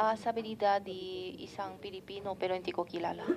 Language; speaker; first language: Filipino; non-native, learner; Chinese